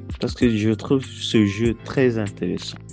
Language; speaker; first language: French; non-native, learner; Yoruba